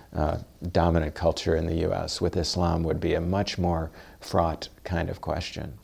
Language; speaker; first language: English; native; English